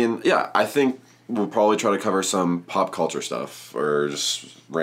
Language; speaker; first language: English; native; English